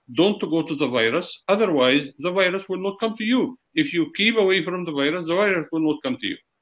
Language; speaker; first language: English; non-native, fluent; Arabic